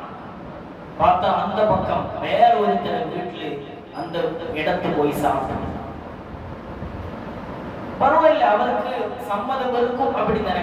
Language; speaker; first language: Tamil; non-native, learner; Malayalam